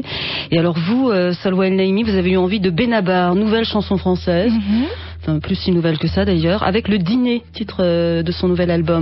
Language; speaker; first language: French; native; French